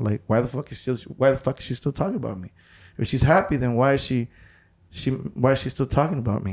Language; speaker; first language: English; early bilingual, other home language; Spanish